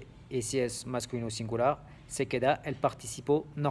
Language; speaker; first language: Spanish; non-native, fluent; French